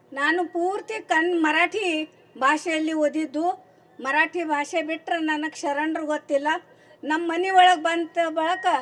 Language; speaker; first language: Kannada; non-native, local second language; Marathi